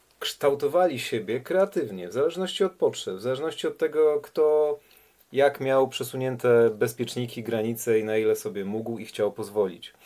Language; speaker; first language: Polish; native; Polish